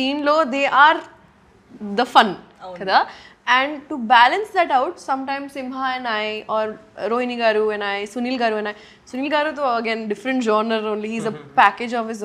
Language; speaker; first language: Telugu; non-native, local second language; Urdu